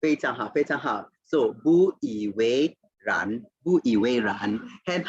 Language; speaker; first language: Chinese; non-native, fluent; Swahili